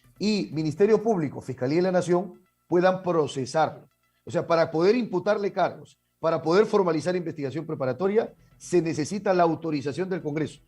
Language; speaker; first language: Spanish; native; Spanish